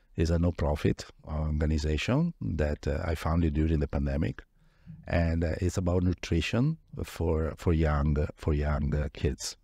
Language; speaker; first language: English; non-native, fluent; Italian